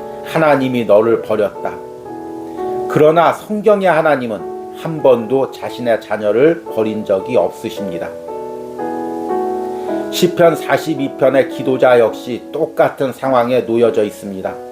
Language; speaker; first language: Korean; native; Korean